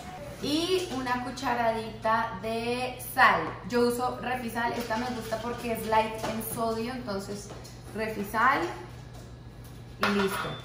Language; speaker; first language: Spanish; native; Spanish